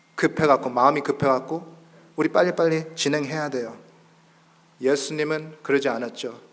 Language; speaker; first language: Korean; early bilingual, heritage; Korean